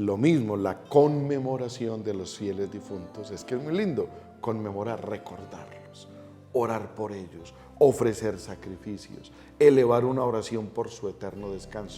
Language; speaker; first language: Spanish; native; Spanish